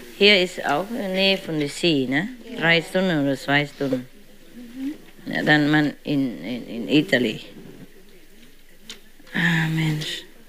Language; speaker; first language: German; non-native, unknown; Vietnamese